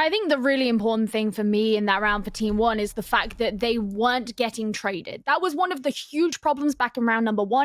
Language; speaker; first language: English; native; English